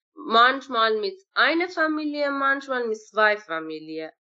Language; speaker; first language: German; non-native, learner; Persian